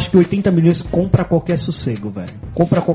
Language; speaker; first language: Portuguese; native; Portuguese